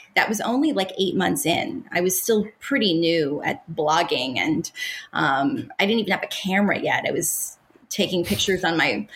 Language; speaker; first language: English; native; English